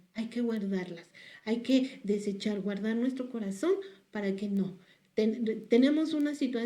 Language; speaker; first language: Spanish; native; Spanish